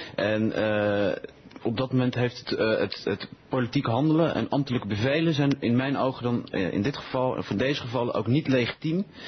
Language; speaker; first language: Dutch; early bilingual, other home language; Spanish